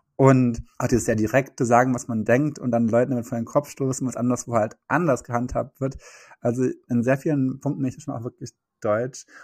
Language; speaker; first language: German; native; German